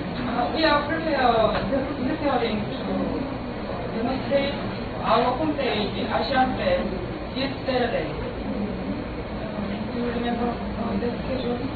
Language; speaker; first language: English; non-native, learner; Korean